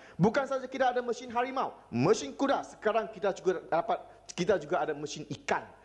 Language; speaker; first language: Malay; non-native, local second language; Chinese